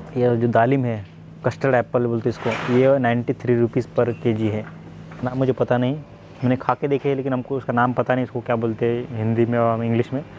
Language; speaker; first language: Hindi; non-native, local second language; Marathi